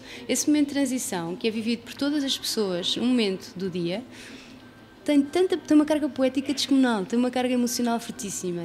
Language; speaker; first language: Portuguese; native; Portuguese